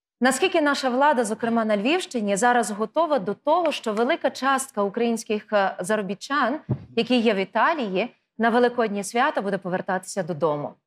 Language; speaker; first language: Ukrainian; native; Ukrainian